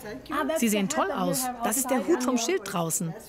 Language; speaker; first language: German; native; German